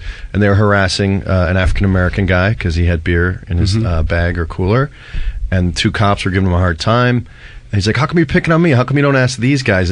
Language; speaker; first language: English; native; English